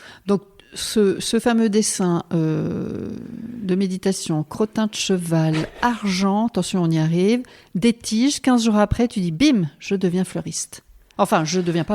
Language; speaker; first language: French; native; French